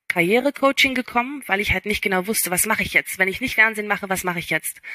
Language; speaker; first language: German; early bilingual, other home language; English